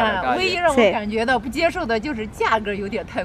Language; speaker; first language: Chinese; native; Chinese